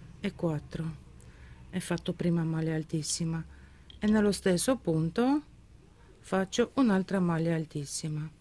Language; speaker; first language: Italian; non-native, fluent; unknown